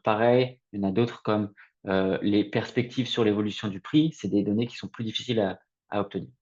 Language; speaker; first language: French; native; French